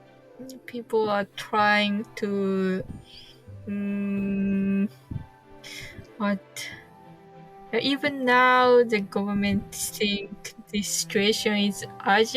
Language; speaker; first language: English; non-native, learner; Japanese